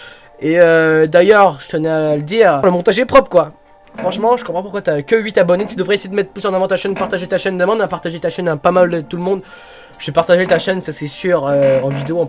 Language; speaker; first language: French; native; French